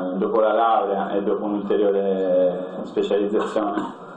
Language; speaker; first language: Italian; native; Italian